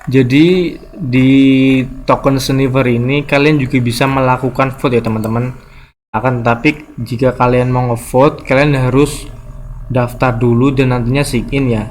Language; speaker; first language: Indonesian; native; Indonesian